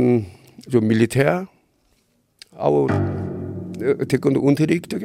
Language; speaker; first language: German; non-native, learner; Korean